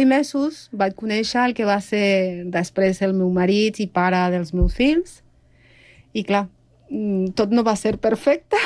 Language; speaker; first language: Catalan; non-native, fluent; Spanish